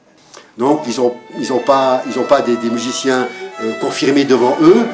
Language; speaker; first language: French; native; French